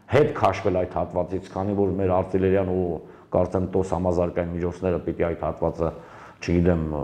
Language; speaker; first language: Armenian; native; Armenian